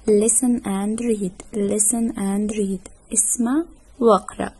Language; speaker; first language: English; non-native, fluent; Arabic